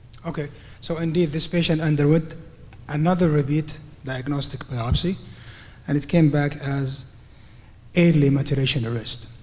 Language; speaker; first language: English; non-native, fluent; Arabic